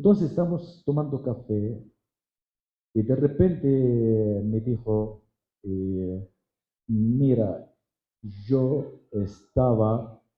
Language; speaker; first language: Spanish; non-native, fluent; Arabic